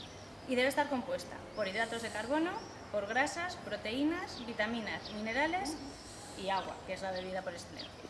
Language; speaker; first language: Spanish; native; Spanish